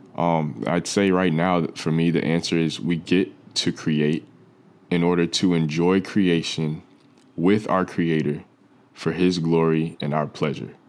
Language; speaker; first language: English; native; English